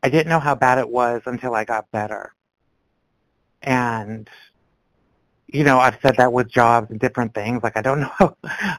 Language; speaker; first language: English; native; English